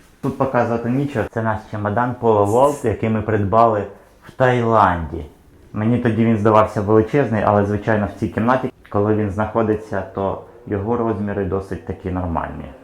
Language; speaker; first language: Ukrainian; native; Ukrainian